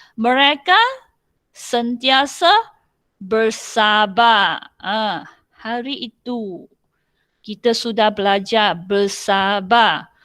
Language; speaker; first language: Malay; non-native, local second language; Chinese